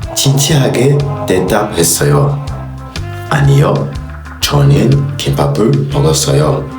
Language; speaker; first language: Korean; non-native, learner; Kinyarwanda